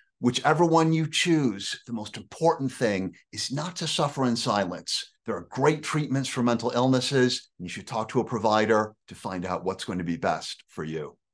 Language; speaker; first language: English; native; English